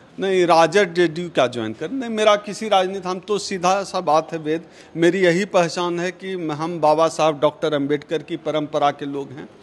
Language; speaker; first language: Hindi; native; Hindi